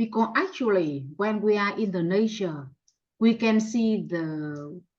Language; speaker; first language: English; non-native, learner; Vietnamese